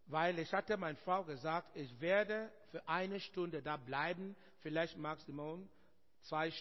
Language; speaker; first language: German; non-native, learner; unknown